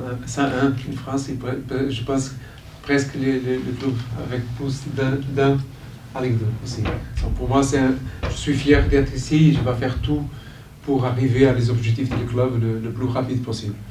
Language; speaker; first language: French; non-native, fluent; Portuguese